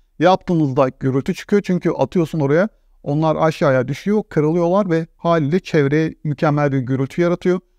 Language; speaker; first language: Turkish; native; Turkish